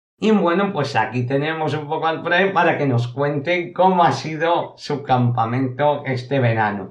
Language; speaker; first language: Spanish; native; Spanish